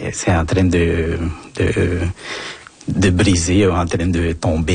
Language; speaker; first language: French; non-native, fluent; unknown